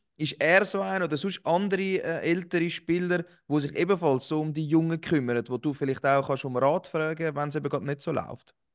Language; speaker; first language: German; native; German